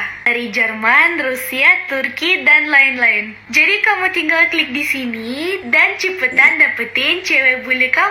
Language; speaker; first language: Indonesian; non-native, fluent; German